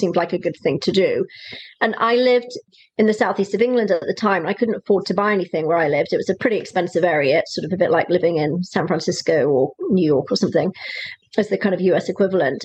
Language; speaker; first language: English; native; English